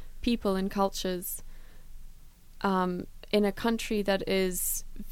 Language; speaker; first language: English; native; English